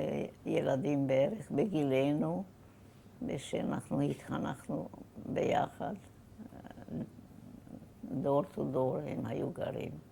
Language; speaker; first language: Hebrew; non-native, fluent; German